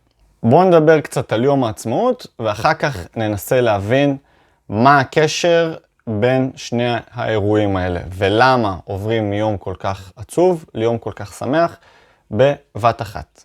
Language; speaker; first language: Hebrew; native; Hebrew